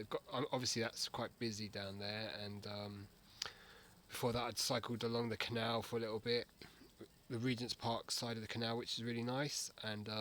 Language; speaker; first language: English; native; English